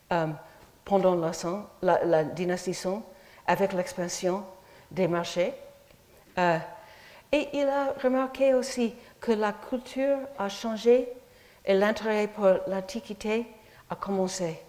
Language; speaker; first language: French; non-native, fluent; English